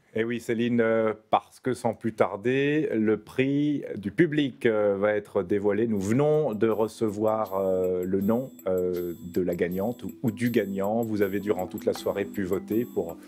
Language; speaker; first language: French; native; French